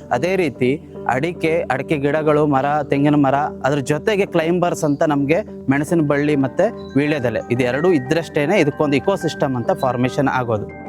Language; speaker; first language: Kannada; native; Kannada